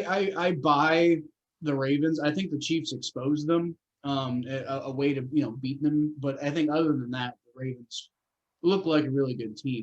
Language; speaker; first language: English; native; English